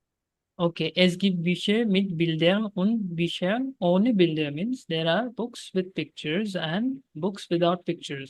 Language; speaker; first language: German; non-native, fluent; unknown